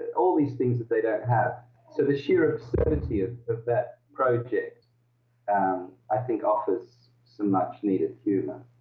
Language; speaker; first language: English; early bilingual, other home language; Dutch